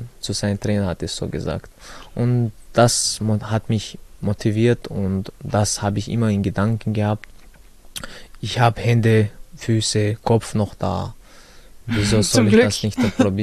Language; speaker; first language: German; early bilingual, other home language; Chechen